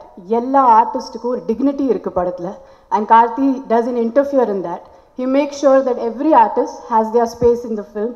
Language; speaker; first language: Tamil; non-native, local second language; Hindi